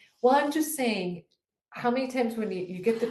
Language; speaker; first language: English; native; English